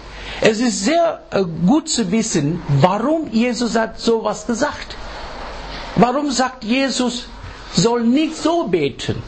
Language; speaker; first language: German; non-native, learner; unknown